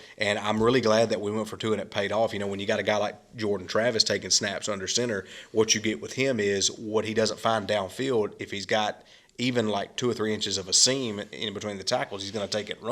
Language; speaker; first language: English; native; English